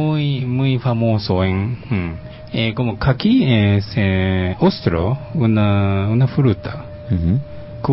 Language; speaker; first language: Spanish; non-native, fluent; Japanese